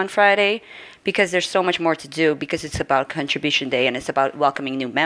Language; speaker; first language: English; non-native, fluent; Dutch